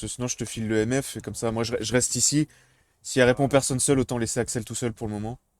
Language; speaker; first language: French; native; French